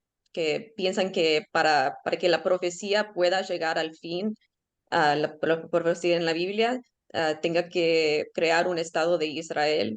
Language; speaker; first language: Spanish; early bilingual, heritage; Spanish